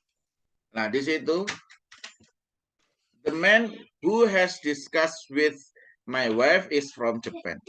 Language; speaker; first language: English; non-native, fluent; Indonesian